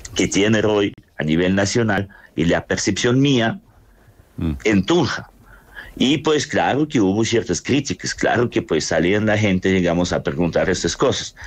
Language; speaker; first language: Spanish; non-native, fluent; Russian